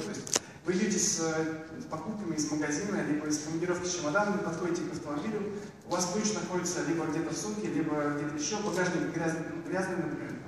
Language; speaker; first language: Russian; native; Russian